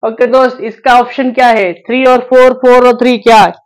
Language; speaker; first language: Hindi; non-native, local second language; Marathi